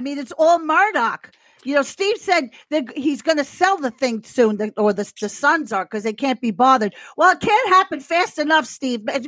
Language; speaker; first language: English; native; English